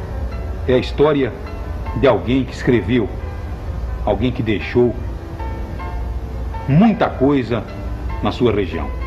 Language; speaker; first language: Portuguese; native; Portuguese